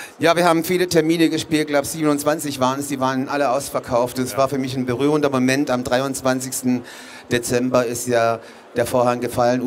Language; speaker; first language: German; native; German